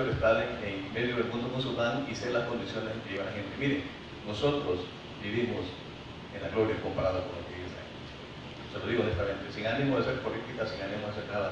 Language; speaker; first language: Spanish; native; Spanish